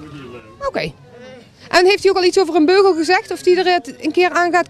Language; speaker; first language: Dutch; native; Dutch